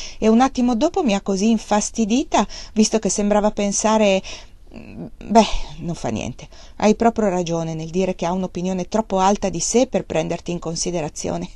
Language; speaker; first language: Italian; native; Italian